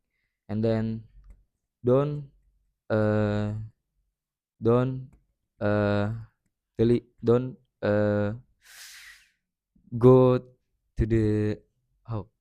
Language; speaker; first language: English; non-native, learner; Indonesian